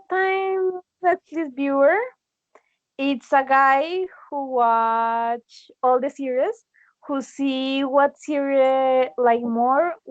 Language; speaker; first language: English; non-native, learner; Spanish